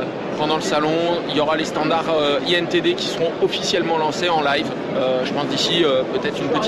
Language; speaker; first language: French; native; French